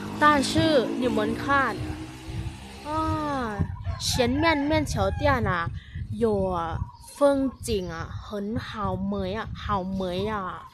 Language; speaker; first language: Chinese; non-native, learner; Thai